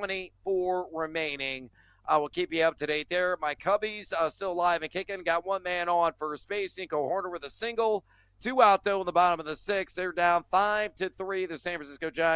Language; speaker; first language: English; native; English